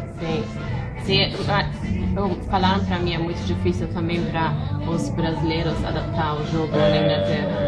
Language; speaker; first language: Portuguese; non-native, fluent; English